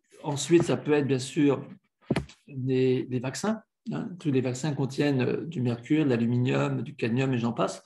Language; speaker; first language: French; native; French